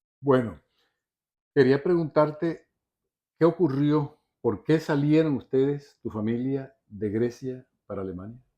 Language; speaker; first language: Spanish; native; Spanish